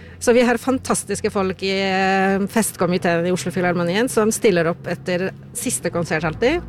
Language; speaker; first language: Norwegian; non-native, fluent; Polish